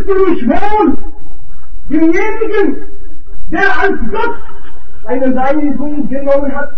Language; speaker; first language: German; non-native, fluent; Arabic